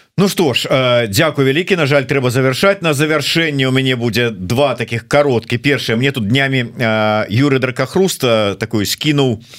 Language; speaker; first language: Belarusian; non-native, local second language; Russian